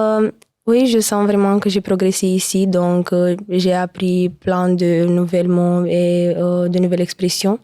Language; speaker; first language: French; non-native, learner; Romanian